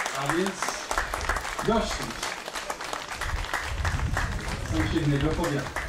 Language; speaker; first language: Polish; native; Polish